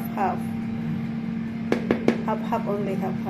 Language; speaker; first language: English; non-native, local second language; Filipino